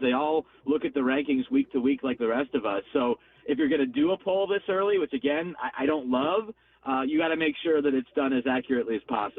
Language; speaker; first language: English; native; English